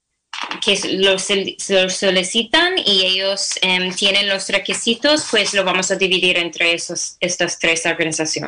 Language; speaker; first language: Spanish; non-native, fluent; English